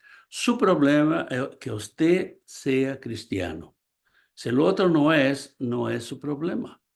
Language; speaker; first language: Spanish; non-native, fluent; Portuguese